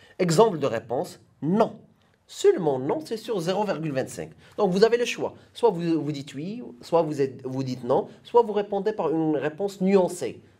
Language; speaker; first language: French; non-native, local second language; Arabic